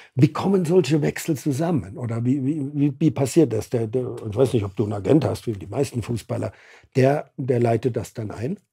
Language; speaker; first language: German; native; German